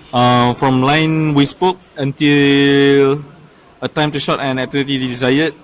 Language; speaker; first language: English; non-native, learner; Malay